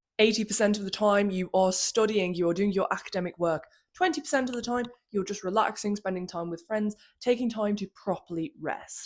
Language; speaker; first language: English; native; English